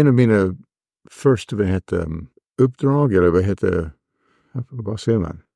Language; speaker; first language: Swedish; non-native, fluent; English